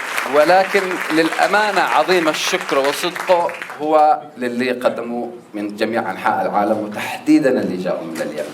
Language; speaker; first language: Arabic; native; Arabic